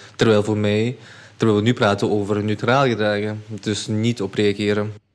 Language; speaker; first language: Dutch; early bilingual, other home language; Chechen